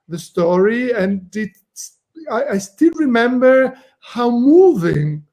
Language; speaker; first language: English; non-native, fluent; Italian